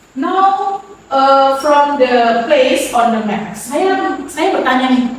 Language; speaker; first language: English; non-native, fluent; Indonesian